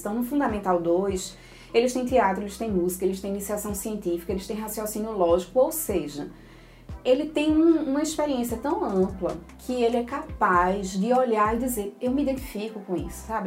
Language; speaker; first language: Portuguese; native; Portuguese